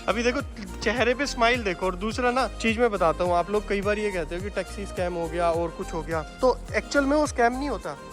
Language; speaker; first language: Hindi; native; Hindi